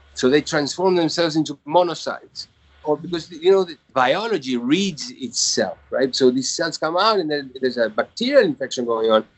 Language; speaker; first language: English; non-native, fluent; Spanish